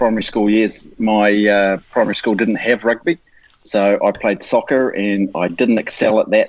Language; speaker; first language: English; native; English